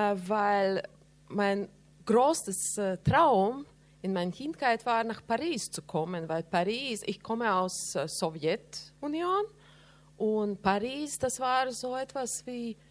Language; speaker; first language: German; non-native, learner; Latvian